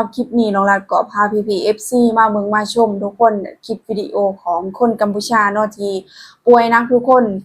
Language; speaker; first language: Thai; non-native, local second language; Lao